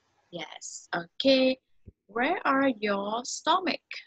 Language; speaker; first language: English; non-native, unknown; Vietnamese